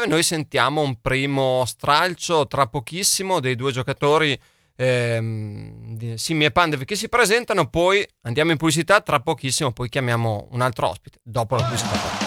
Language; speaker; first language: Italian; native; Italian